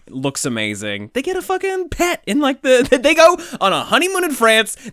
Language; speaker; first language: English; native; English